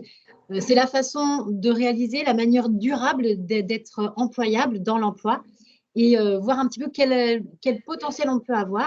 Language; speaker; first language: French; native; French